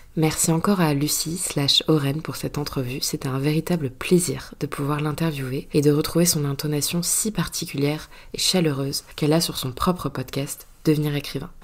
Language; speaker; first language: French; native; French